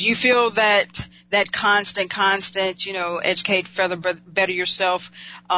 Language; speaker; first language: English; native; English